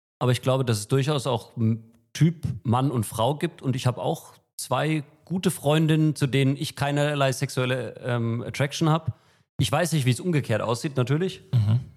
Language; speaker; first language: German; native; German